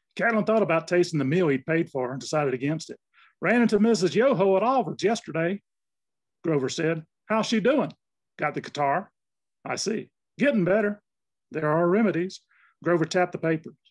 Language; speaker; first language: English; native; English